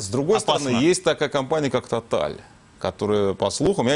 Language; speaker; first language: Russian; native; Russian